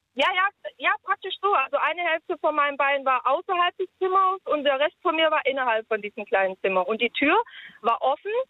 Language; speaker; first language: German; native; German